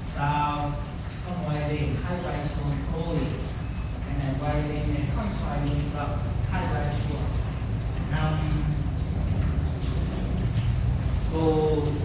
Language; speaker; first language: Vietnamese; non-native, fluent; Hindi